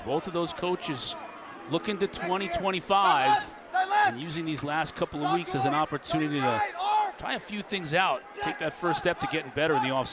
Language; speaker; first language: English; native; English